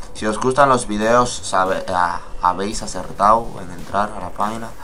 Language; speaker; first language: Spanish; native; Spanish